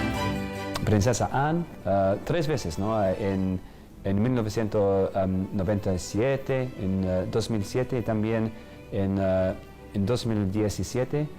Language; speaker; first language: Spanish; non-native, fluent; English